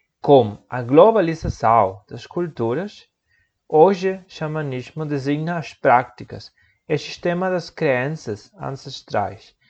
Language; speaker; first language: Portuguese; non-native, learner; Spanish